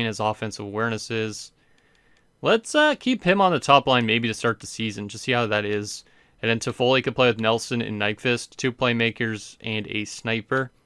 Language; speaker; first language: English; native; English